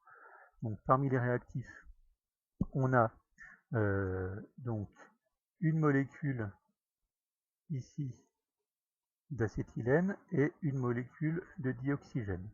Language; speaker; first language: French; native; French